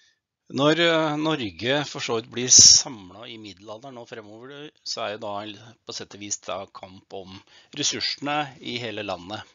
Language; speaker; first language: Norwegian; native; Norwegian